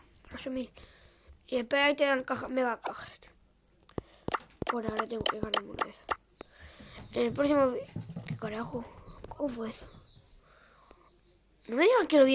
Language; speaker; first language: Spanish; native; Spanish